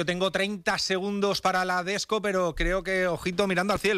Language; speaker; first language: Spanish; native; Spanish